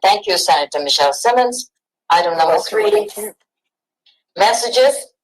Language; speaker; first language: English; native; English